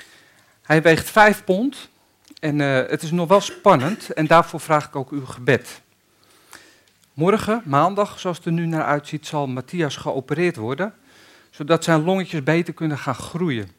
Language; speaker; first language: Dutch; native; Dutch